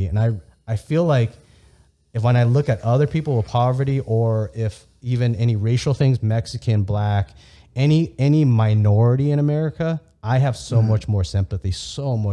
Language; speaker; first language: English; early bilingual, other home language; Vietnamese